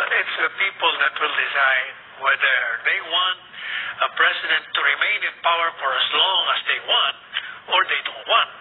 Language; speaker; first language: English; non-native, local second language; Filipino